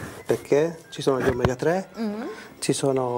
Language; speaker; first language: Italian; native; Italian